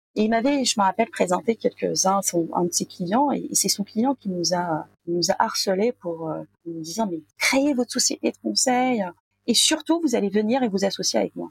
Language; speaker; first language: French; non-native, local second language; Arabic